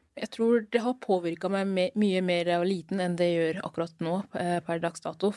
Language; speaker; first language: Norwegian; early bilingual, other home language; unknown